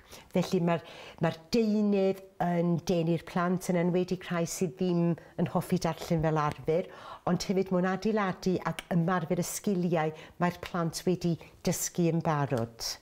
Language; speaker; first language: Welsh; native; Welsh